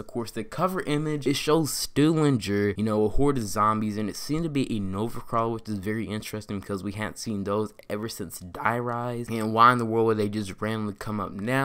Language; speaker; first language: English; native; English